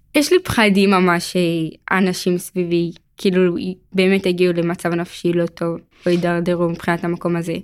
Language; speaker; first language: Hebrew; native; Hebrew